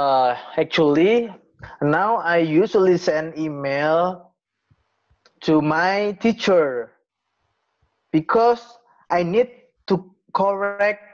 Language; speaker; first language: English; non-native, learner; Indonesian